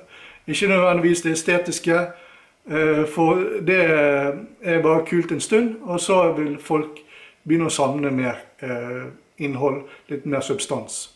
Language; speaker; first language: Norwegian; native; Norwegian